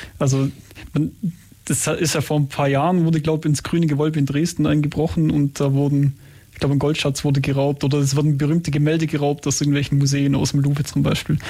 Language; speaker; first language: German; native; German